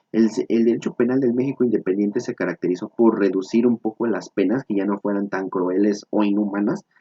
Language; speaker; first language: Spanish; native; Spanish